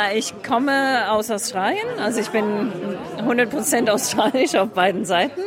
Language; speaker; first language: German; non-native, fluent; English